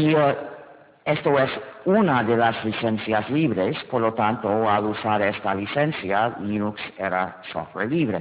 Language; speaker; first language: Spanish; non-native, fluent; English